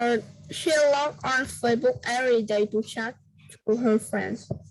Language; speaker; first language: English; non-native, learner; Vietnamese